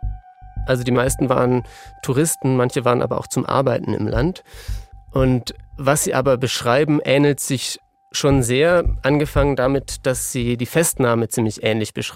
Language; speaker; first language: German; native; German